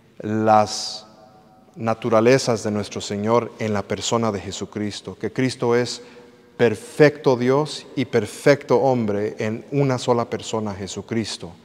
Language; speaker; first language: Spanish; early bilingual, heritage; English